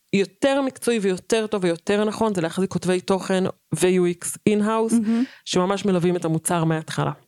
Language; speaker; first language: Hebrew; native; Hebrew